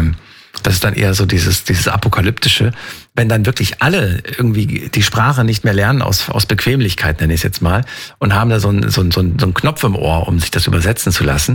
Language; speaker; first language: German; native; German